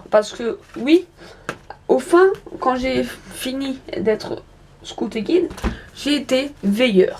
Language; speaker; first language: French; native; French